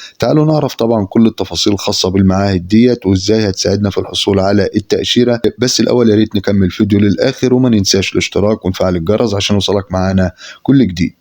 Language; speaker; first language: Arabic; native; Arabic